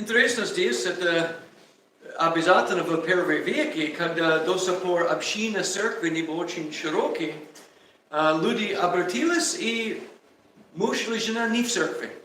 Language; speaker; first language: Russian; non-native, learner; English